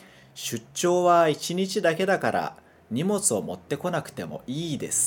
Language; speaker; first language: Japanese; non-native, fluent; Portuguese